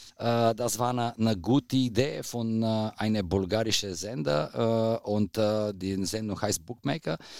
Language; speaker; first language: German; non-native, fluent; Bulgarian